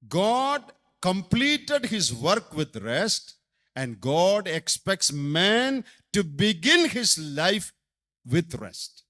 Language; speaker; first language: English; non-native, local second language; Malayalam